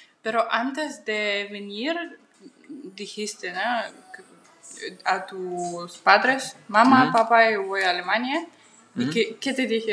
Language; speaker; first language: Spanish; non-native, fluent; Russian